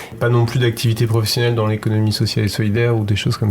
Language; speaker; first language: French; native; French